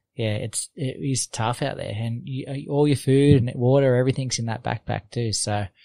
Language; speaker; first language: English; native; English